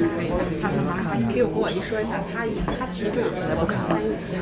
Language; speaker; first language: Chinese; native; Chinese